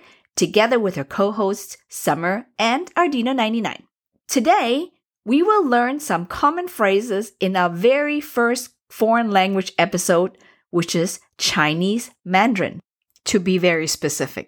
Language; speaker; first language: English; non-native, fluent; Cantonese